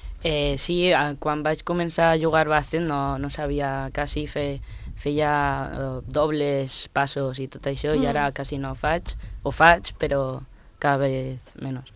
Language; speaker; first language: Catalan; non-native, local second language; Spanish